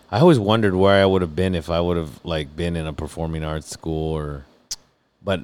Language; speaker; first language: English; native; English